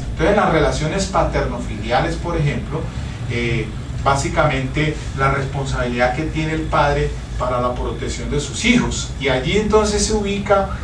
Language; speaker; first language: Spanish; native; Spanish